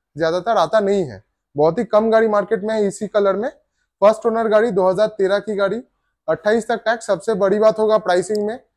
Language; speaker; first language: Hindi; non-native, local second language; Bangla